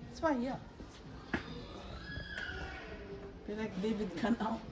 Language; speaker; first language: German; non-native, learner; Filipino